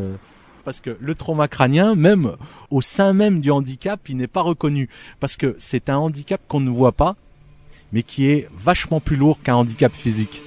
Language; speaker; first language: French; early bilingual, other home language; Arabic